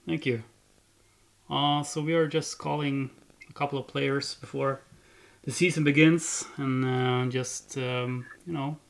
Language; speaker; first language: English; non-native, fluent; Swedish